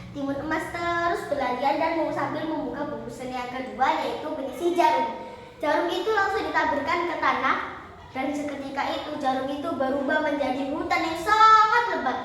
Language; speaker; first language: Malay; non-native, local second language; Javanese